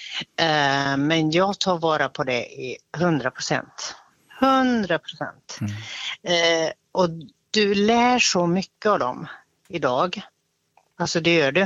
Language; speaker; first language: Swedish; native; Swedish